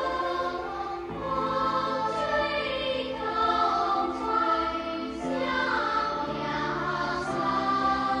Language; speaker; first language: English; non-native, fluent; Chinese